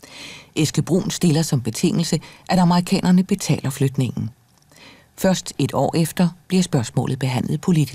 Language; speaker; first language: Danish; native; Danish